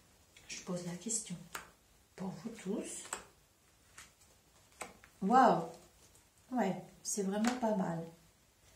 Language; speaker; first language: French; native; French